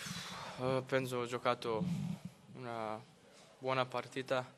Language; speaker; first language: Italian; non-native, fluent; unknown